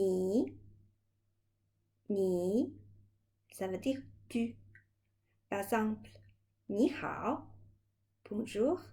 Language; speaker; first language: French; non-native, fluent; Chinese